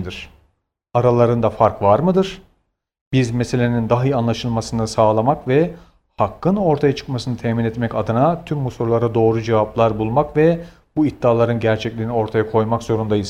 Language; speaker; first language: Turkish; native; Turkish